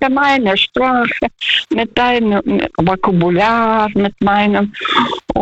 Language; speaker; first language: German; non-native, fluent; Russian